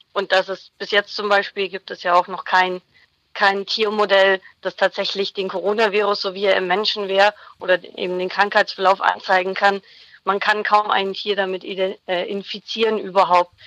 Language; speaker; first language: German; native; German